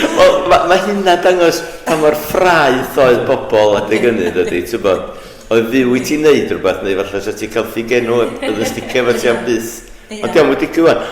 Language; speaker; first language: Welsh; native; Welsh